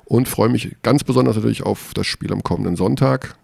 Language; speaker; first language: German; native; German